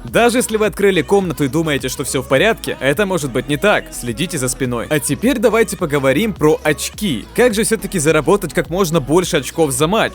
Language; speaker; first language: Russian; native; Russian